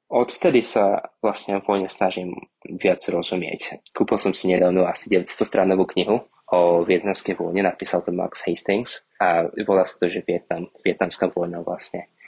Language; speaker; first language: Slovak; early bilingual, other home language; Vietnamese